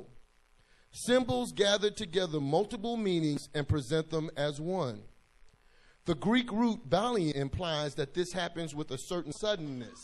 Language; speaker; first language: English; native; English